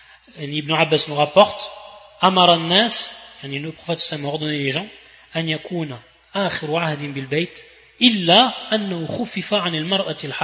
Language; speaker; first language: Arabic; non-native, fluent; French